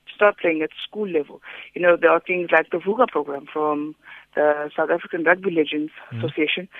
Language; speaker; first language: English; non-native, local second language; Xhosa